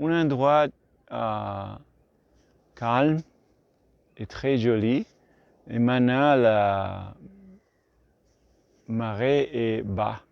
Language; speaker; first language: French; non-native, learner; Spanish